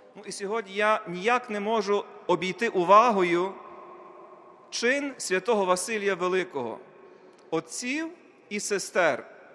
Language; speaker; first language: Ukrainian; native; Ukrainian